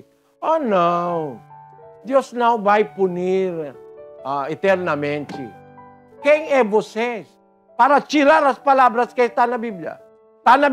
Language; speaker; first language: Portuguese; non-native, fluent; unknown